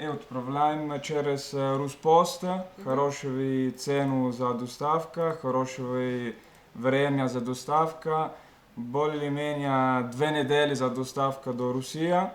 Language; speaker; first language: Russian; non-native, learner; Italian